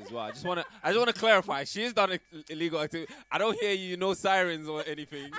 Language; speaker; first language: English; non-native, local second language; Akan